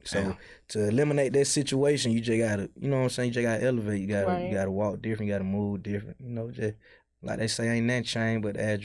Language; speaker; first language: English; native; English